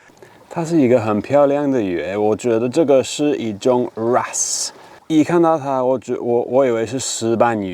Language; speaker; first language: Chinese; non-native, fluent; English